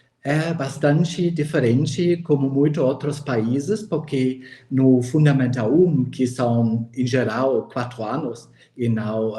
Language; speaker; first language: Portuguese; non-native, fluent; German